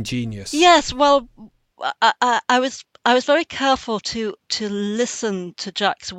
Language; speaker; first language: English; native; English